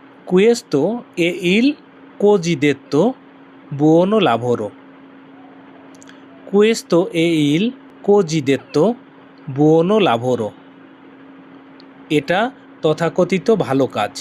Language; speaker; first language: Italian; non-native, learner; Bangla